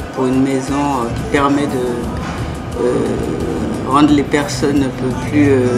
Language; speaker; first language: French; native; French